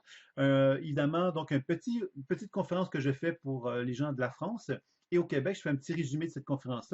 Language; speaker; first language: French; native; French